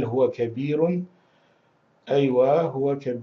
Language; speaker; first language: Arabic; non-native, fluent; Russian